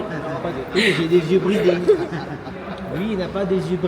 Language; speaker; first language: French; non-native, fluent; Thai